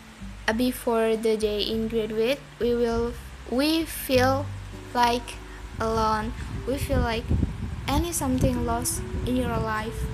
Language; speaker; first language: English; non-native, learner; Indonesian